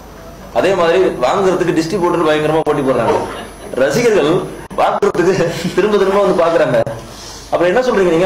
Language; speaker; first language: Tamil; native; Tamil